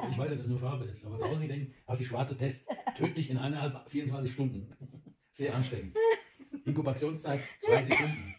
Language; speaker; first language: German; native; German